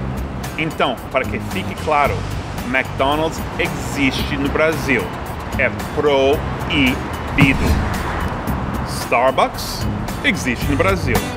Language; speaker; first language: Portuguese; non-native, fluent; English